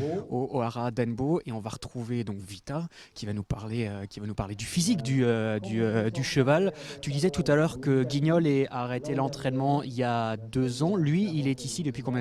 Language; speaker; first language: French; native; French